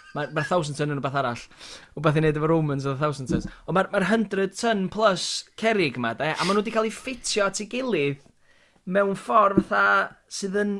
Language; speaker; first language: Welsh; native; Welsh